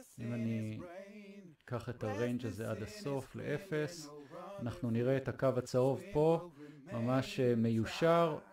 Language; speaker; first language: Hebrew; native; Hebrew